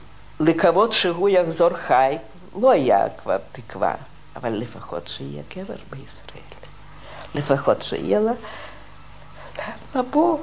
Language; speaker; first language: Hebrew; non-native, fluent; Russian